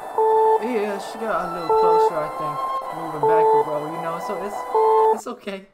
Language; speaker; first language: English; native; English